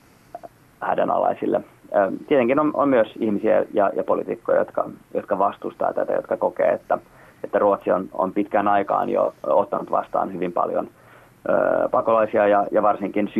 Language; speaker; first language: Finnish; native; Finnish